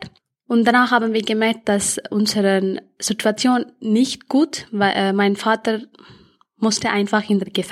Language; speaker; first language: German; early bilingual, other home language; Tamil